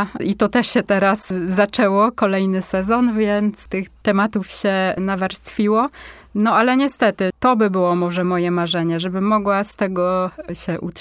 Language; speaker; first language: Polish; native; Polish